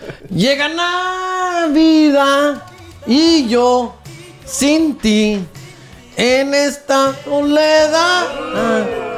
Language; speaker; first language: Spanish; early bilingual, other home language; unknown